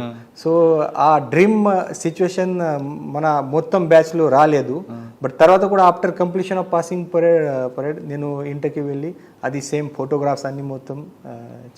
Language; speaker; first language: Telugu; non-native, learner; Marathi